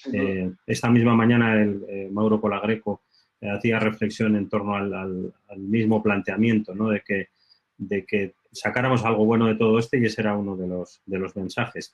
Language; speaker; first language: Spanish; native; Spanish